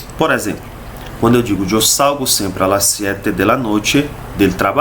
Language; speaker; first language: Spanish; non-native, fluent; Portuguese